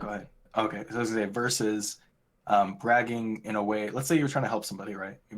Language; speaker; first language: English; native; English